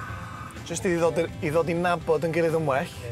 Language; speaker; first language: Welsh; native; Welsh